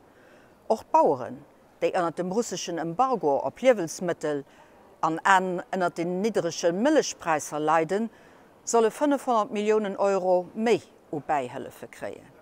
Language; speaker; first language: German; non-native, local second language; Luxembourgish